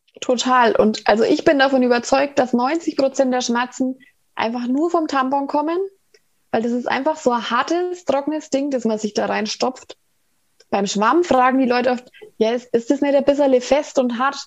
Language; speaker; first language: German; native; German